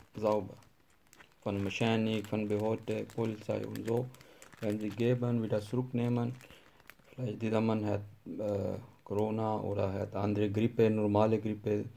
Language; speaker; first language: German; non-native, learner; Urdu